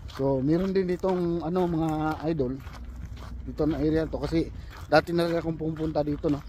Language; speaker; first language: Filipino; non-native, local second language; Cebuano